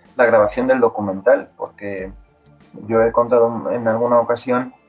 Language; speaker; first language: Spanish; native; Spanish